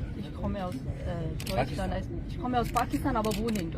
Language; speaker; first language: German; non-native, learner; Urdu